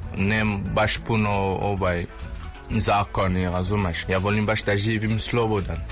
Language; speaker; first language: Serbian; non-native, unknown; French